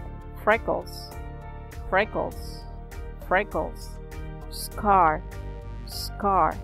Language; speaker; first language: English; non-native, fluent; Spanish